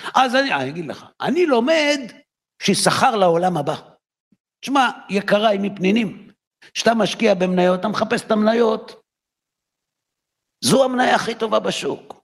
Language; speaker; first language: Hebrew; native; Hebrew